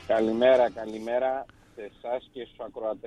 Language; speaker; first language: Greek; native; Greek